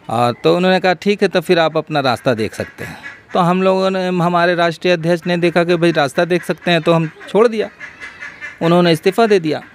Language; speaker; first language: Hindi; native; Hindi